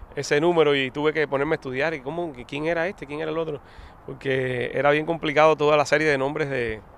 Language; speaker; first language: Spanish; native; Spanish